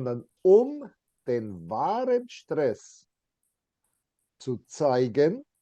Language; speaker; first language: German; non-native, fluent; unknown